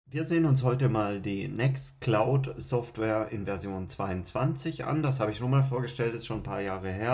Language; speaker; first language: German; native; German